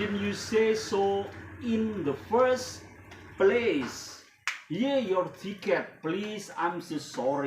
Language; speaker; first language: English; non-native, learner; Indonesian